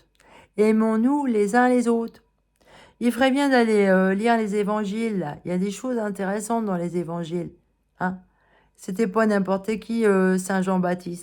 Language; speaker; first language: French; native; French